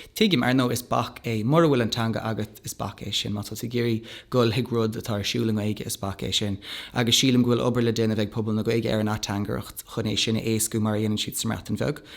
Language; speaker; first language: Irish; non-native, local second language; English